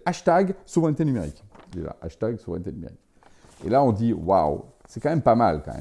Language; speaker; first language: French; native; French